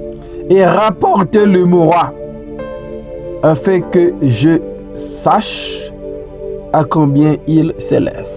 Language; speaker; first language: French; non-native, local second language; Haitian Creole